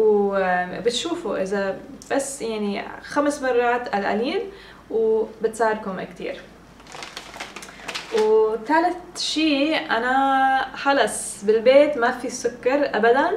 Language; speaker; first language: Arabic; early bilingual, heritage; English